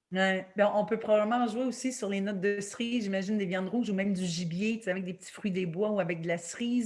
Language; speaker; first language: French; native; French